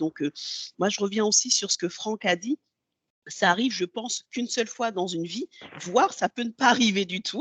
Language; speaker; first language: French; native; French